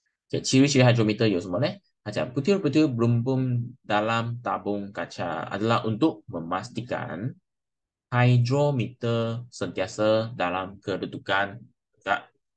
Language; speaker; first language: Malay; non-native, local second language; Chinese